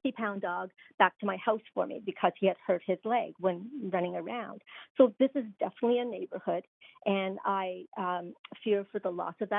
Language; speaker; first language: English; non-native, local second language; Cantonese